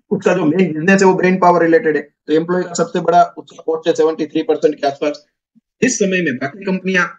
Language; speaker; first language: Hindi; non-native, local second language; Gujarati